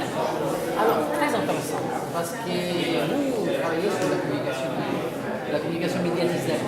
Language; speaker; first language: French; non-native, learner; Italian